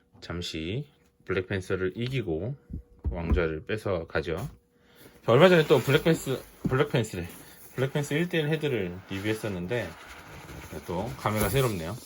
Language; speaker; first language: Korean; native; Korean